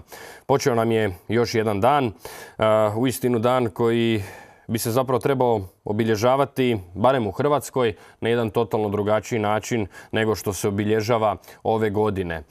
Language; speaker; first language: Serbian; native; Serbian